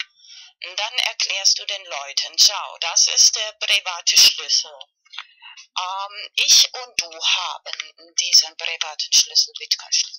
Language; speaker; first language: German; non-native, learner; Spanish